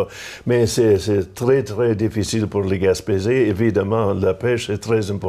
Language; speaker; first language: French; non-native, local second language; English